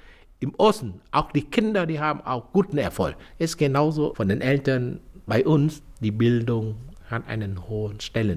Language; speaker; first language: German; non-native, fluent; Vietnamese